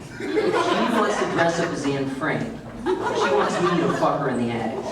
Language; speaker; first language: English; native; English